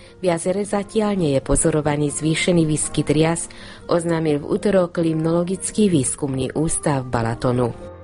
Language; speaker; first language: Slovak; non-native, local second language; Hungarian